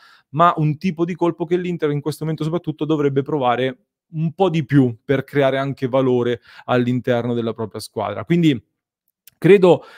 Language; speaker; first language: Italian; native; Italian